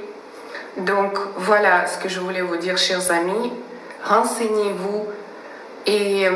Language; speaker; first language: French; non-native, fluent; Russian